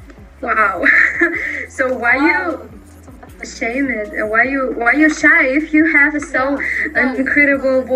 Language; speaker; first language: English; non-native, learner; Russian